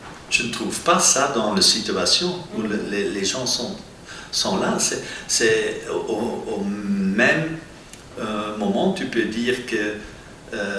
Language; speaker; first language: French; non-native, local second language; Dutch